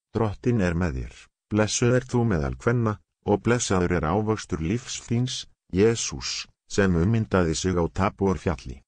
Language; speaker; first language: Icelandic; non-native, learner; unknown